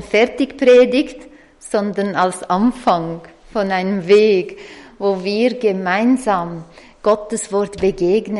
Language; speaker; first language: German; non-native, fluent; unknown